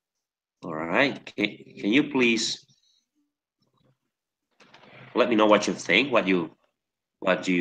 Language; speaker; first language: English; non-native, fluent; Spanish